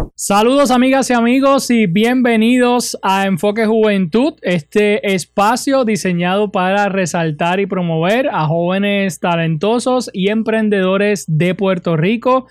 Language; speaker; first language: Spanish; native; Spanish